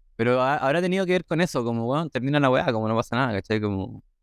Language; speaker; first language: Spanish; native; Spanish